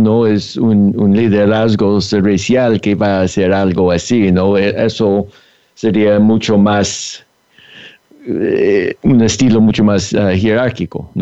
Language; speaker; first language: Spanish; non-native, fluent; English